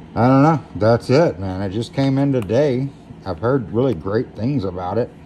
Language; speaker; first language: English; native; English